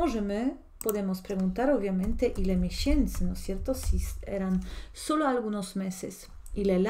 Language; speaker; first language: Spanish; non-native, fluent; Polish